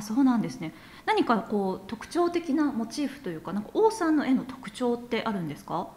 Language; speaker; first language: Japanese; native; Japanese